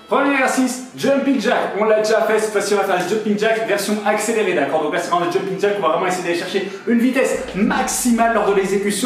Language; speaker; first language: French; native; French